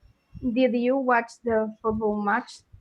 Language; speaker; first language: English; non-native, learner; Spanish